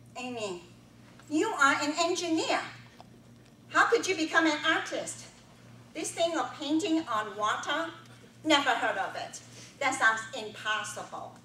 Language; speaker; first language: English; non-native, fluent; Chinese